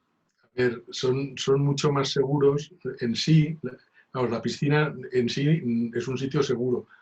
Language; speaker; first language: Spanish; native; Spanish